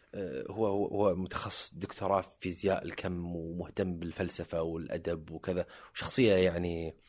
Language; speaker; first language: Arabic; native; Arabic